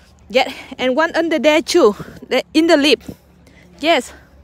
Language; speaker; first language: English; non-native, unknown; Vietnamese